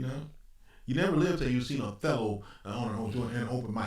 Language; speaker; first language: English; native; English